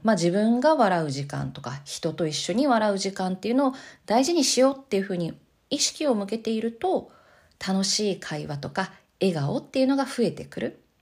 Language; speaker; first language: Japanese; native; Japanese